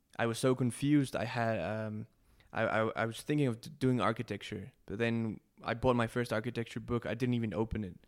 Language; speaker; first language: English; non-native, fluent; Spanish